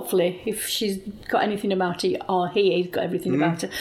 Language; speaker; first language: English; native; English